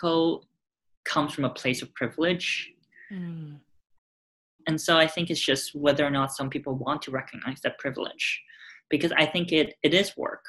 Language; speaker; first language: English; non-native, local second language; Cantonese